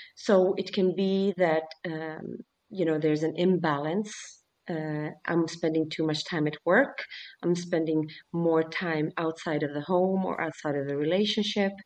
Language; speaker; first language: English; early bilingual, other home language; Swedish